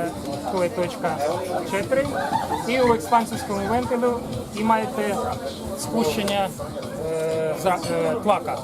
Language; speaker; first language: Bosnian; non-native, learner; Ukrainian